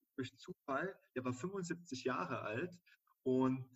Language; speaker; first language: German; native; German